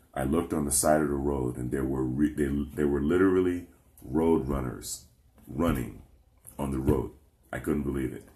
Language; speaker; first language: English; native; English